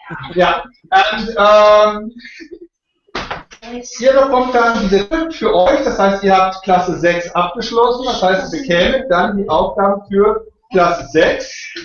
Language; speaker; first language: German; native; German